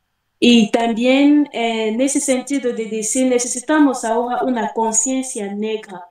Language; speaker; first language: Spanish; non-native, fluent; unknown